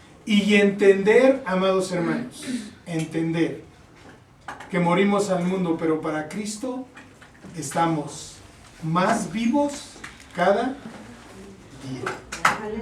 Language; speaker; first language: Spanish; native; Spanish